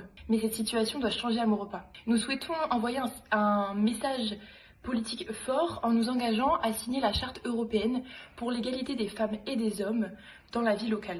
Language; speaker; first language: French; native; French